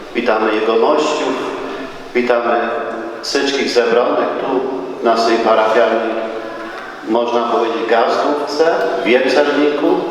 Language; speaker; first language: Polish; native; Polish